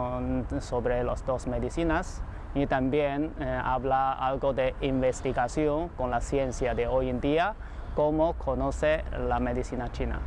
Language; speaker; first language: Spanish; non-native, fluent; Chinese